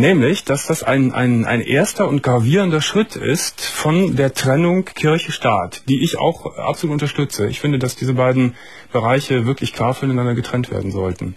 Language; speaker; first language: German; native; German